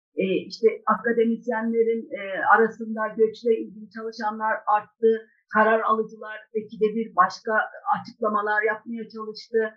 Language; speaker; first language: Turkish; native; Turkish